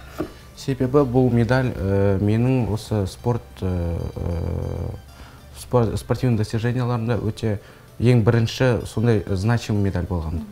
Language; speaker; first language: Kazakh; non-native, local second language; Russian